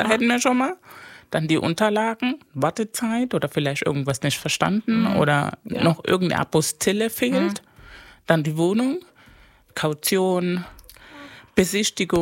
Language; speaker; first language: German; non-native, fluent; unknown